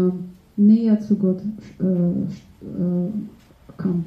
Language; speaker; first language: German; non-native, fluent; Russian